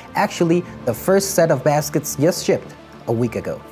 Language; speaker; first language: English; non-native, fluent; Spanish